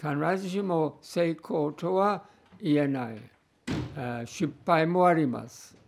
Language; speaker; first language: Japanese; non-native, fluent; English